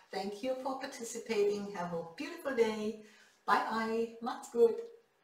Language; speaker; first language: English; non-native, fluent; German